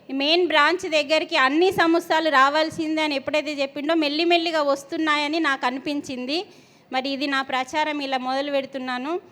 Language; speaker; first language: Telugu; native; Telugu